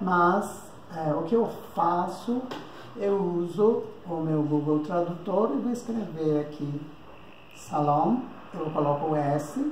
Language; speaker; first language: Portuguese; non-native, fluent; Persian